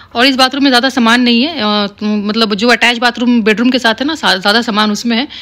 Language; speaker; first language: Hindi; native; Hindi